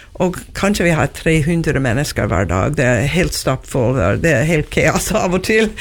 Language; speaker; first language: Norwegian; non-native, learner; English